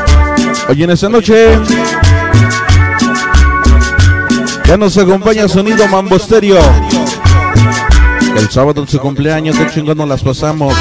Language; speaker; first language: Spanish; native; Spanish